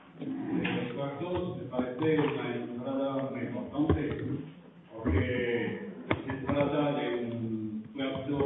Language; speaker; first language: Spanish; non-native, fluent; French